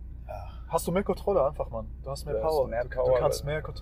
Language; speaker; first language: German; non-native, learner; Arabic